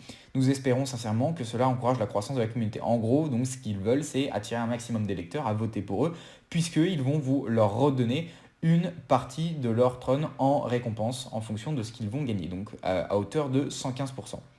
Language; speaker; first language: French; native; French